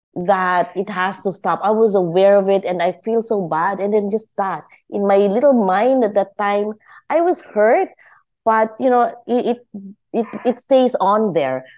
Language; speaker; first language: English; non-native, local second language; Filipino